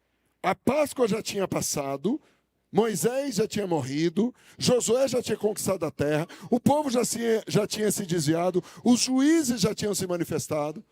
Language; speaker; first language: Portuguese; native; Portuguese